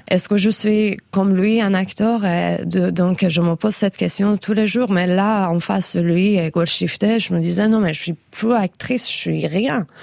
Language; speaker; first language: French; non-native, fluent; Persian